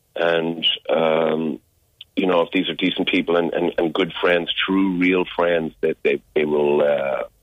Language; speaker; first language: English; native; English